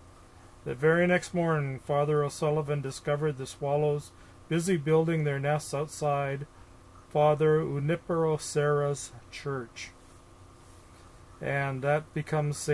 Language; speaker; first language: English; native; English